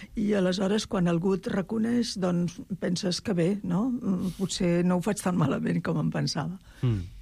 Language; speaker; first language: Catalan; native; Catalan